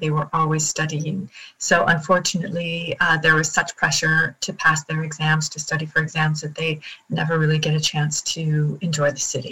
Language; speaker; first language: English; native; English